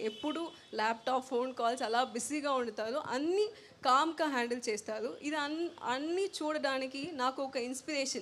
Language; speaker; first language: Telugu; non-native, local second language; Tamil